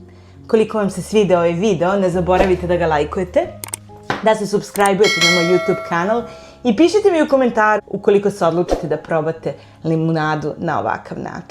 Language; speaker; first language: Serbian; native; Serbian